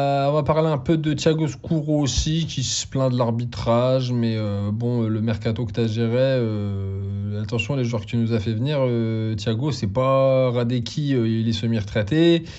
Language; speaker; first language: French; native; French